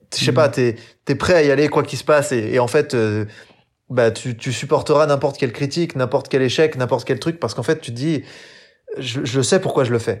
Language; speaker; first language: French; native; French